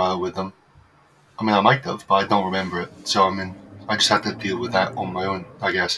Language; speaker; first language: English; native; English